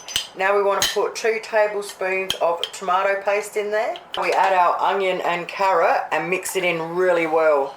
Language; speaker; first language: English; native; English